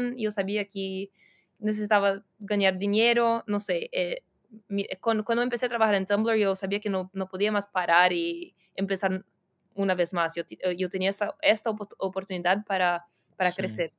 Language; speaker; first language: Spanish; non-native, fluent; Portuguese